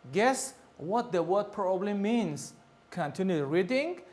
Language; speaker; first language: English; non-native, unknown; Tajik